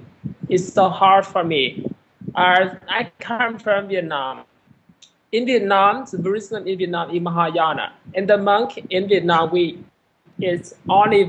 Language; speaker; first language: English; non-native, learner; Vietnamese